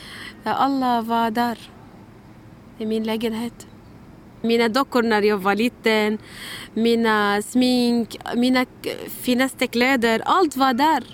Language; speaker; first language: Swedish; non-native, learner; Arabic